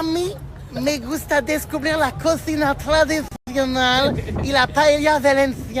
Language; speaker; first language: Spanish; non-native, learner; French